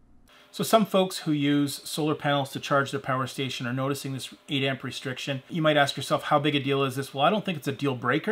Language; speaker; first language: English; native; English